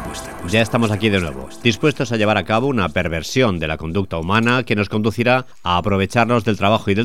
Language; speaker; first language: Spanish; native; Spanish